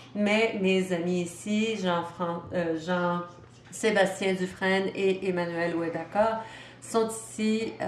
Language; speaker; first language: French; non-native, local second language; English